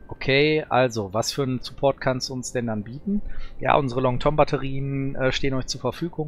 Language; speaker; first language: German; native; German